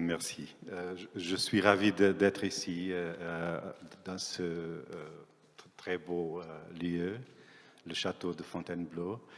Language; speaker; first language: French; non-native, fluent; Portuguese